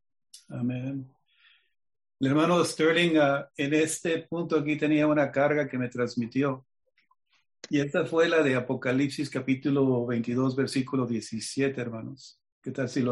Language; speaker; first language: Spanish; native; Spanish